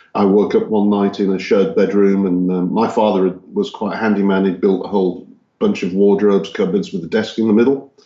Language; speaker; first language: English; native; English